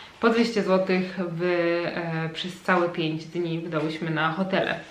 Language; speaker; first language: Polish; native; Polish